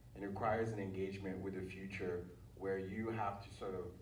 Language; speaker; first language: English; early bilingual, other home language; Haitian Creole